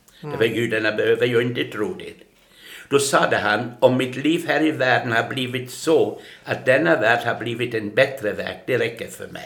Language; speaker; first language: Swedish; non-native, fluent; German